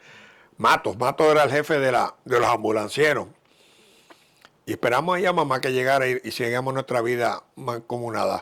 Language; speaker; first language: Spanish; native; Spanish